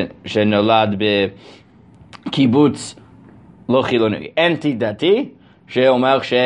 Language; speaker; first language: Hebrew; non-native, fluent; English